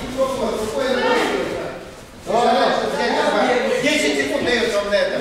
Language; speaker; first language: Russian; native; Russian